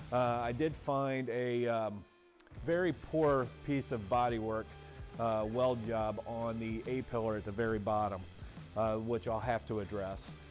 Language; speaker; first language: English; native; English